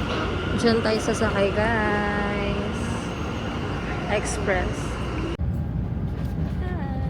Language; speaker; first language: Filipino; native; Filipino